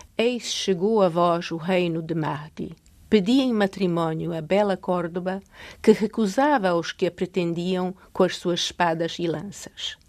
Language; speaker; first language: Portuguese; non-native, fluent; Polish